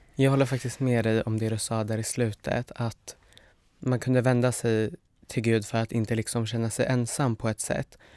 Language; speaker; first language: Swedish; native; Swedish